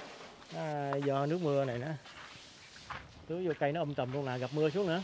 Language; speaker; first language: Vietnamese; native; Vietnamese